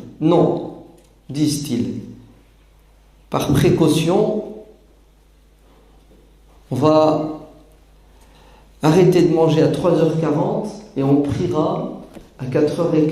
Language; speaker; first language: French; native; French